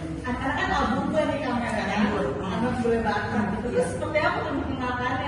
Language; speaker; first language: Indonesian; native; Indonesian